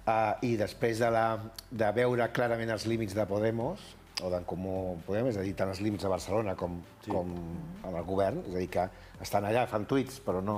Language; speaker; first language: Catalan; native; Catalan